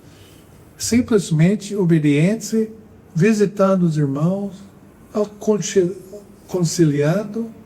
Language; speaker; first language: Portuguese; non-native, fluent; English